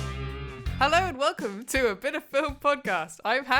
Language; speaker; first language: English; native; English